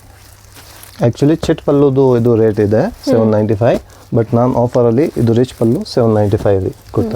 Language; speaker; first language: Kannada; non-native, local second language; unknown